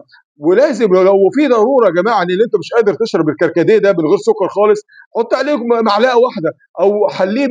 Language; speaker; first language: Arabic; native; Arabic